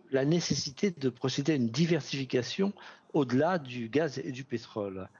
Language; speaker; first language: French; native; French